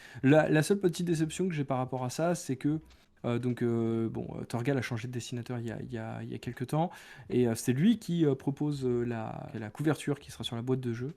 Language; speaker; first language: French; native; French